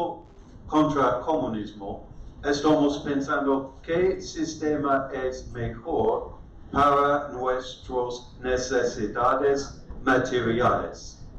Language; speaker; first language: Spanish; non-native, learner; English